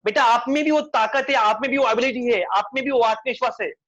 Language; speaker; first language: Hindi; non-native, local second language; Marathi